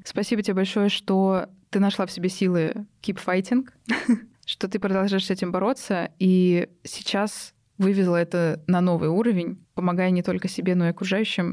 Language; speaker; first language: Russian; native; Russian